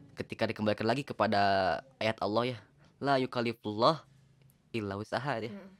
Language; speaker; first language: Indonesian; non-native, local second language; Sundanese